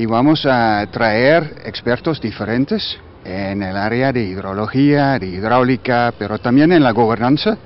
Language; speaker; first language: Spanish; non-native, fluent; Dutch